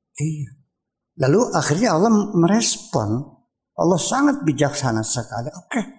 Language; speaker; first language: Indonesian; native; Indonesian